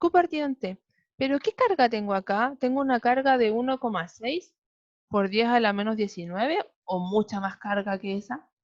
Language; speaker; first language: Spanish; native; Spanish